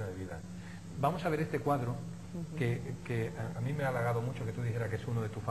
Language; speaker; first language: Spanish; native; Spanish